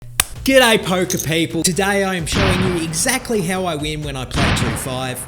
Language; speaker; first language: English; native; English